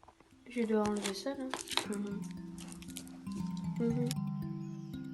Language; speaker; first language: French; non-native, learner; Indonesian